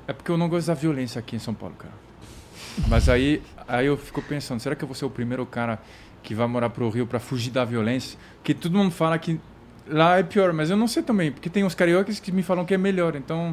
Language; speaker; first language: Portuguese; non-native, fluent; French